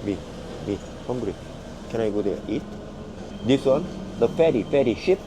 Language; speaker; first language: English; non-native, learner; Korean